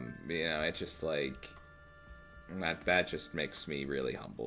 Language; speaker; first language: English; native; English